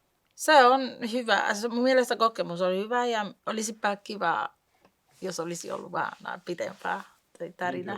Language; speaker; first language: Finnish; non-native, fluent; Spanish